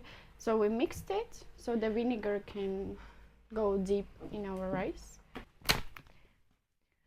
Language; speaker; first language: English; non-native, fluent; Russian